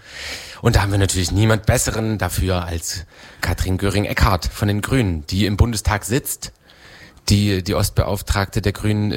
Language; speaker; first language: German; native; German